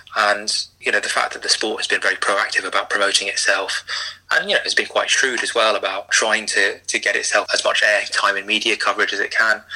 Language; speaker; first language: English; native; English